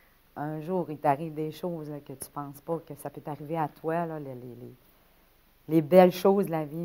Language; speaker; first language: French; native; French